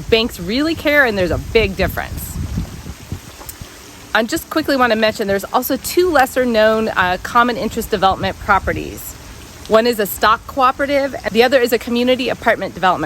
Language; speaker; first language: English; native; English